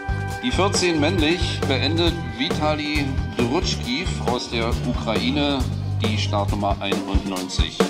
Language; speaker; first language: German; native; German